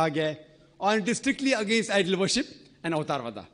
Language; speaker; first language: Hindi; native; Hindi